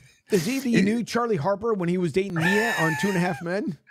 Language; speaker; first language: English; native; English